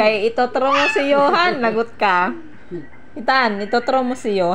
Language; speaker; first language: Filipino; native; Filipino